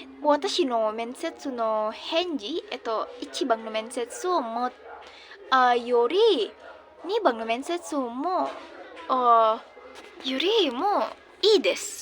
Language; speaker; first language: Japanese; non-native, learner; Indonesian